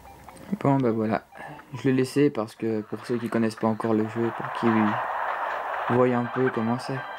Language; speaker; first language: French; native; French